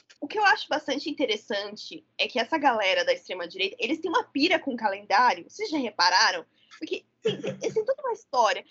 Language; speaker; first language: Portuguese; native; Portuguese